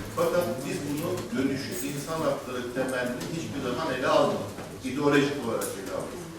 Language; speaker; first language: Turkish; native; Turkish